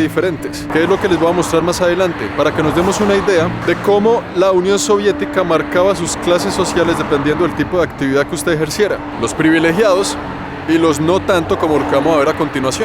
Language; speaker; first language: Spanish; native; Spanish